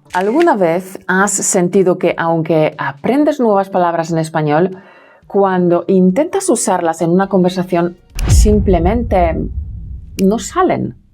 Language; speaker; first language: Spanish; non-native, fluent; Polish